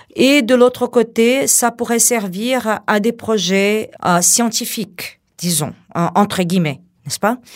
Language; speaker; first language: French; non-native, fluent; Portuguese